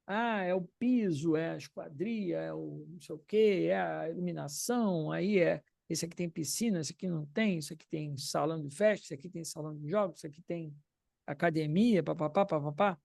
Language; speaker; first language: Portuguese; native; Portuguese